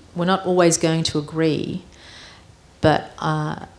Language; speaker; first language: English; early bilingual, other home language; Armenian